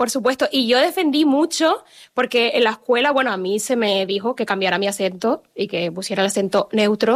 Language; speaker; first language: Spanish; native; Spanish